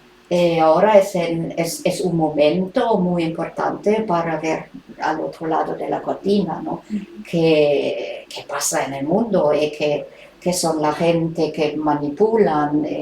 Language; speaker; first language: Spanish; non-native, fluent; German